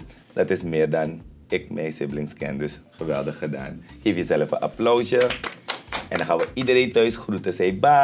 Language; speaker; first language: Dutch; native; Dutch